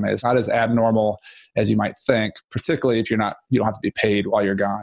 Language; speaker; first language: English; native; English